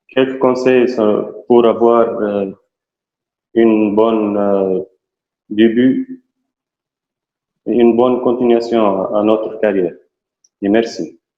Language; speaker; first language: French; non-native, learner; Arabic